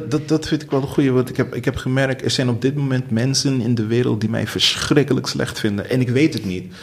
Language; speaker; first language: Dutch; early bilingual, other home language; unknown